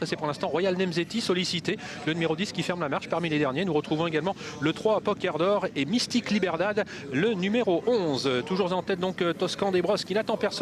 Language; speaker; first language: French; native; French